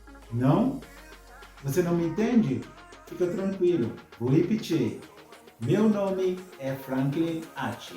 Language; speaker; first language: Portuguese; non-native, fluent; English